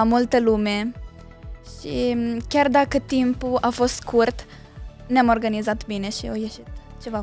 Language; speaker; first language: Romanian; early bilingual, heritage; Romanian